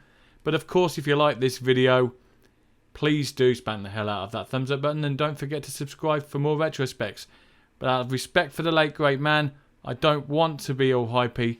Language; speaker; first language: English; native; English